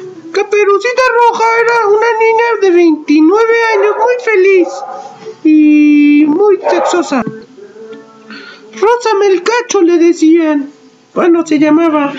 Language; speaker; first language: Spanish; native; Spanish